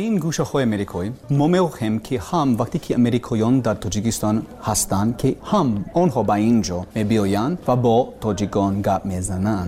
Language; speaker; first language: Persian; non-native, learner; English